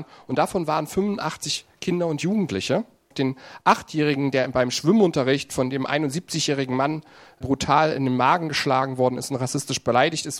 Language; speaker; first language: German; native; German